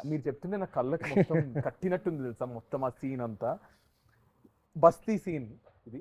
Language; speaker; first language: Telugu; native; Telugu